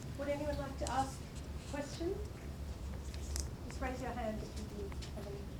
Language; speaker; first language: English; native; English